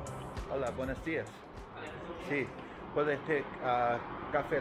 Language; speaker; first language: Spanish; non-native, learner; English